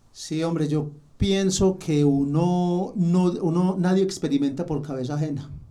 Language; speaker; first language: Spanish; native; Spanish